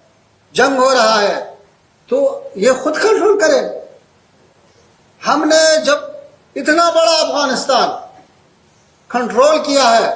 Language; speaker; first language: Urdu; non-native, fluent; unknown